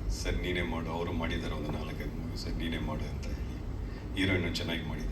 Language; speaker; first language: Kannada; non-native, local second language; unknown